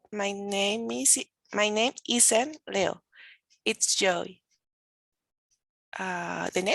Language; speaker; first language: English; non-native, learner; Spanish